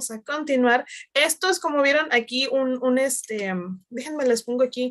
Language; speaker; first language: Spanish; native; Spanish